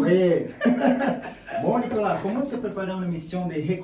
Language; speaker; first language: French; non-native, learner; Portuguese